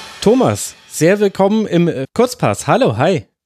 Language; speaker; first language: German; native; German